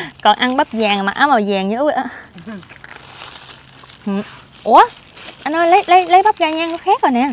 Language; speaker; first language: Vietnamese; native; Vietnamese